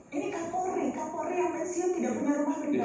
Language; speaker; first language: Indonesian; native; Indonesian